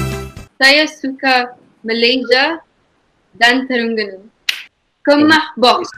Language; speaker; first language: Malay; non-native, learner; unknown